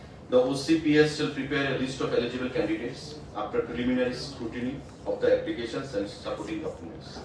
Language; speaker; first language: English; non-native, local second language; Bangla